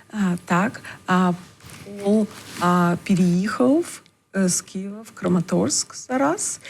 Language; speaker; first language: Ukrainian; non-native, learner; English